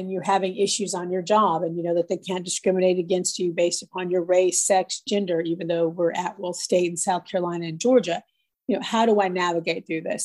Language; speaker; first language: English; native; English